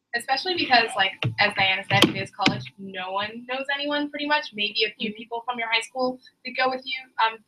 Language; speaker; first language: English; native; English